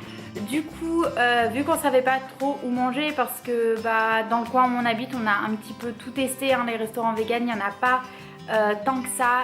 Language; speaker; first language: French; native; French